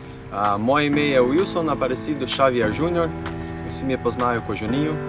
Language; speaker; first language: Slovenian; non-native, fluent; Portuguese